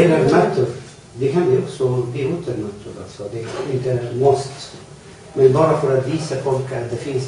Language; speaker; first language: Swedish; non-native, learner; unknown